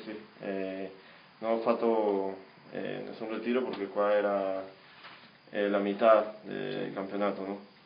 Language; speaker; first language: Italian; non-native, learner; Spanish